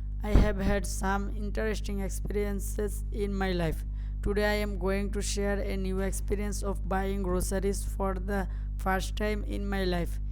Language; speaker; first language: English; non-native, local second language; Bangla